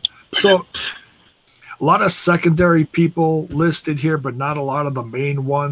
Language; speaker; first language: English; native; English